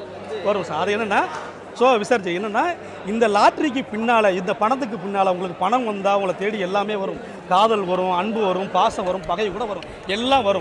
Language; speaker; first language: Tamil; native; Tamil